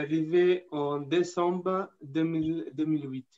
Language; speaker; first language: French; non-native, fluent; Fijian